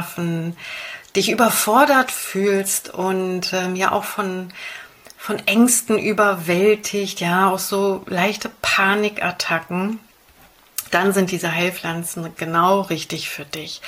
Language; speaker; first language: German; native; German